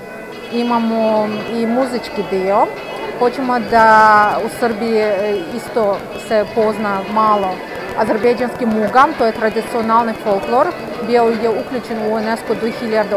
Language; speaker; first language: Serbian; non-native, fluent; Azerbaijani